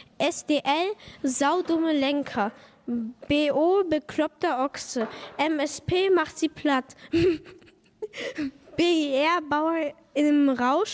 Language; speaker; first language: German; native; German